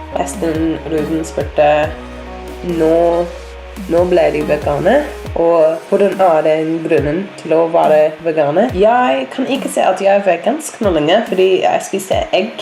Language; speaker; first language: Norwegian; non-native, learner; English